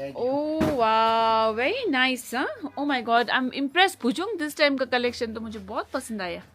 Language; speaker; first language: Hindi; non-native, local second language; Nepali